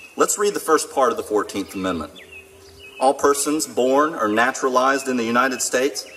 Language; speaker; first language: English; native; English